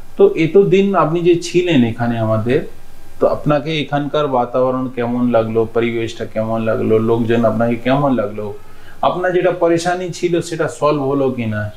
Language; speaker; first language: Bangla; non-native, local second language; Hindi